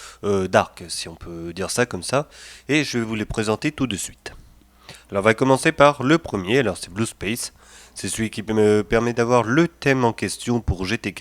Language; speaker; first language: French; native; French